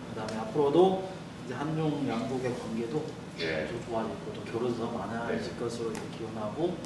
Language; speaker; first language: Korean; non-native, fluent; Chinese